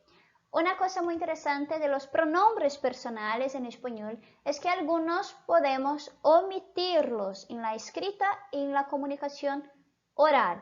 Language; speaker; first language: Spanish; non-native, fluent; Portuguese